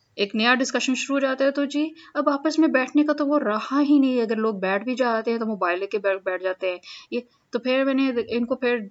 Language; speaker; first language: Urdu; non-native, local second language; Punjabi